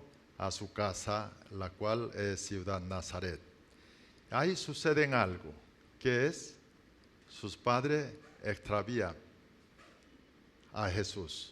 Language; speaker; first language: Spanish; non-native, learner; Korean